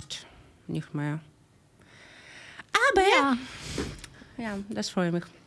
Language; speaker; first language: German; non-native, learner; Ukrainian